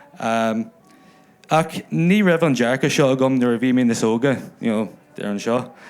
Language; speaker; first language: Irish; non-native, local second language; English